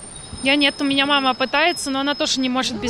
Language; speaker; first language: Russian; native; Russian